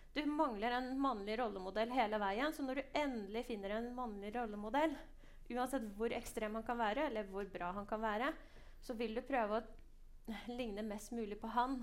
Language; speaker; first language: Norwegian; early bilingual, other home language; Persian